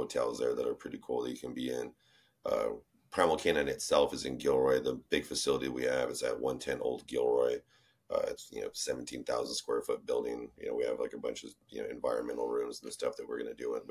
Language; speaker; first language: English; native; English